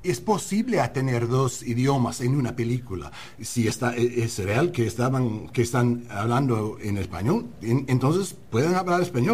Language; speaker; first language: Spanish; non-native, learner; English